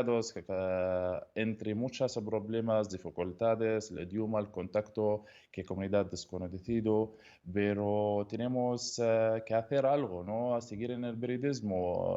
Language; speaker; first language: Spanish; non-native, learner; Arabic